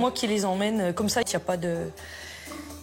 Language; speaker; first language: French; native; French